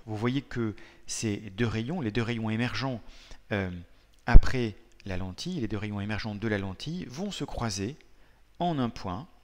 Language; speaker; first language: French; native; French